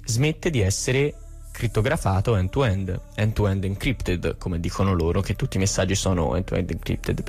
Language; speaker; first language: Italian; native; Italian